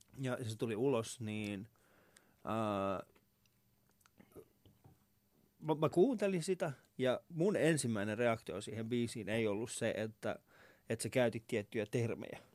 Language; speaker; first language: Finnish; non-native, fluent; Persian